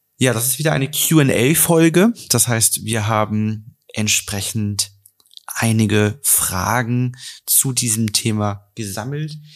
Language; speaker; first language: German; native; German